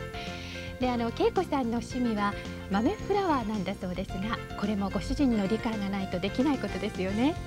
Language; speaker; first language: Japanese; native; Japanese